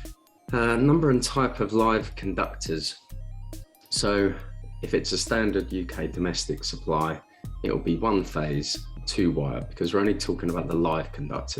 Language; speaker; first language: English; native; English